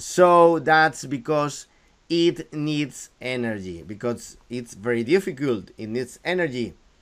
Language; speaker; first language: English; non-native, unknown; Galician